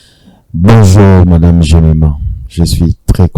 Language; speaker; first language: French; non-native, local second language; Lingala